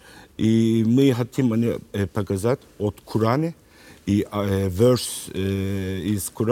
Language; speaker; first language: Russian; non-native, learner; Turkish